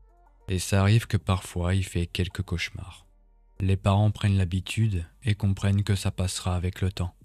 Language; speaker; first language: French; native; French